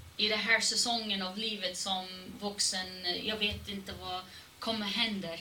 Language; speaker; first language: Swedish; non-native, fluent; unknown